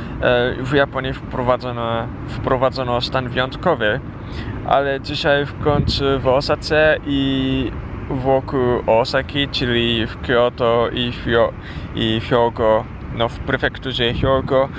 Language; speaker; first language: Polish; non-native, fluent; Japanese